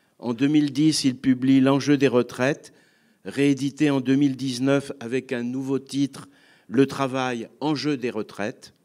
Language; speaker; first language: French; native; French